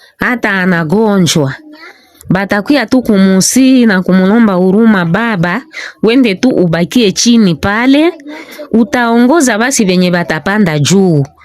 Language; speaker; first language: Swahili; non-native, local second language; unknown